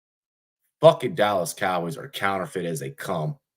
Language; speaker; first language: English; native; English